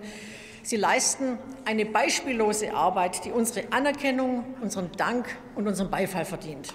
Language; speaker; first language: German; native; German